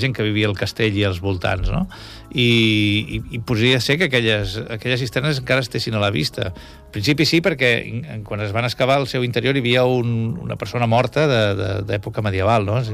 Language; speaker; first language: Catalan; native; Catalan